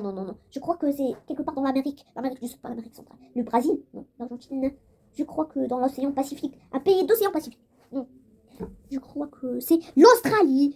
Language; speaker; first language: French; non-native, local second language; Arabic